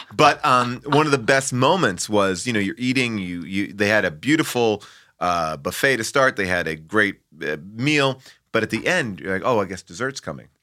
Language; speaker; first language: English; native; English